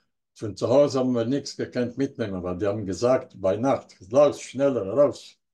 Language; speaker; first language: German; non-native, learner; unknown